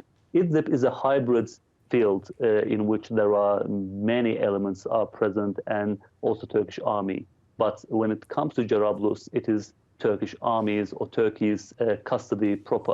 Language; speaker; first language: English; non-native, fluent; Turkish